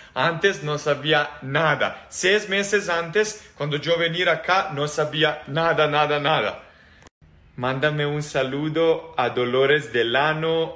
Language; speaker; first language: Spanish; non-native, learner; Serbian